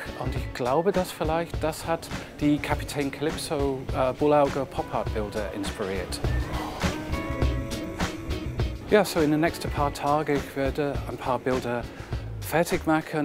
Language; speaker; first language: German; non-native, fluent; English